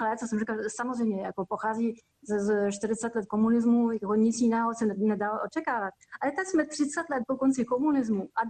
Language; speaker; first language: Czech; non-native, fluent; French